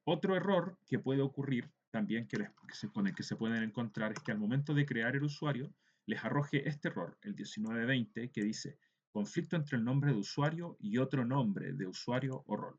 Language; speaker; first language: Spanish; native; Spanish